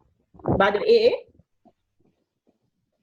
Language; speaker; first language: Arabic; native; Arabic